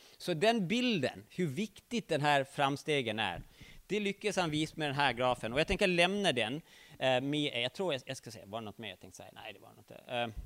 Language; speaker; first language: Swedish; native; Swedish